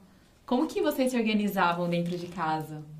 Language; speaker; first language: Portuguese; native; Portuguese